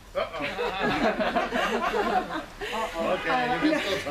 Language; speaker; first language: English; native; English